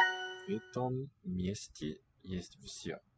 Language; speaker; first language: Russian; non-native, learner; English